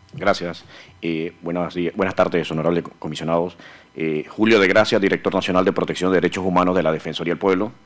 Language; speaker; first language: Spanish; non-native, local second language; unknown